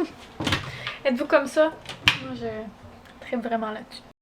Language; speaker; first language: French; native; French